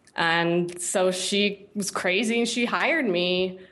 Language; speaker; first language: English; native; English